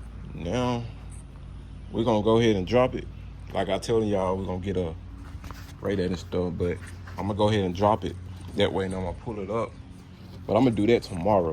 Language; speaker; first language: English; native; English